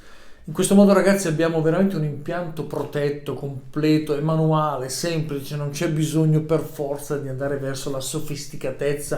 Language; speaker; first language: Italian; native; Italian